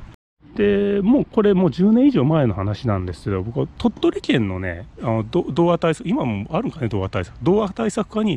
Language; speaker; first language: Japanese; native; Japanese